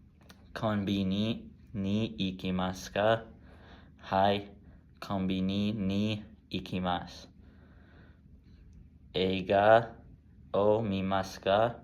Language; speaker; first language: Japanese; non-native, learner; English